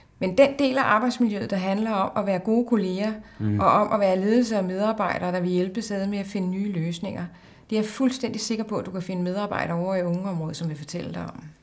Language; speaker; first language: Danish; native; Danish